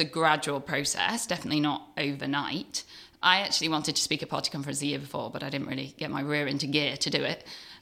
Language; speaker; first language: English; native; English